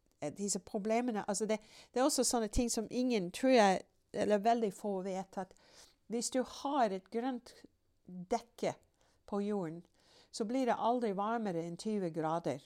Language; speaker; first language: Norwegian; non-native, fluent; English